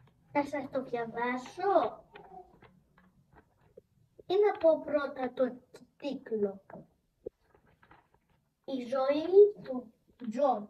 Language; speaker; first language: Greek; early bilingual, other home language; Chinese